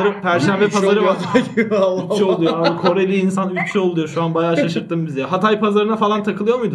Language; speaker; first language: Turkish; native; Turkish